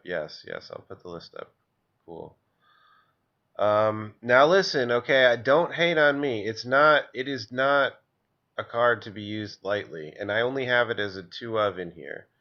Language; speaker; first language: English; native; English